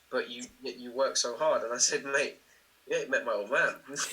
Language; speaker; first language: English; native; English